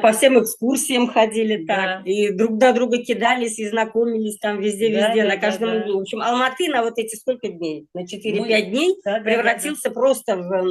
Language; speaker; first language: Russian; native; Russian